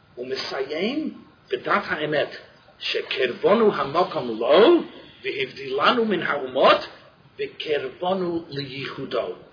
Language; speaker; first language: Hebrew; non-native, fluent; English